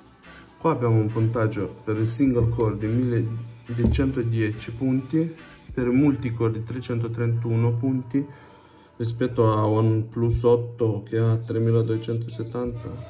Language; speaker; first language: Italian; non-native, fluent; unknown